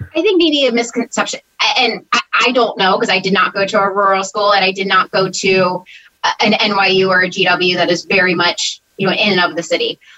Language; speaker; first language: English; native; English